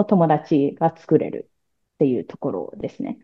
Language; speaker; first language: Japanese; non-native, fluent; Cantonese